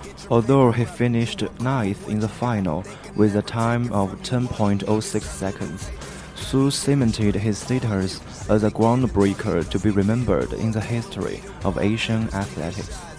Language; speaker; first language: English; non-native, fluent; Chinese